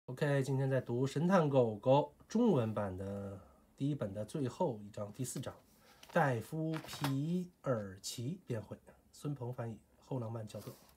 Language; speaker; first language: Chinese; native; Chinese